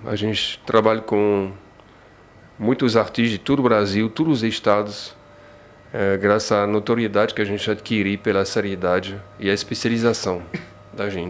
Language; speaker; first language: Portuguese; non-native, fluent; French